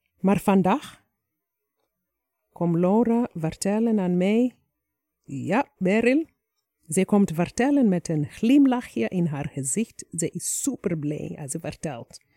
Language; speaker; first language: Dutch; non-native, fluent; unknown